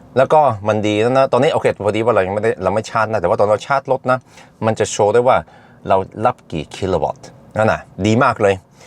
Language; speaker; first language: Thai; early bilingual, heritage; Thai